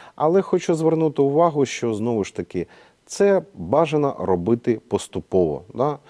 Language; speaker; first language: Ukrainian; native; Ukrainian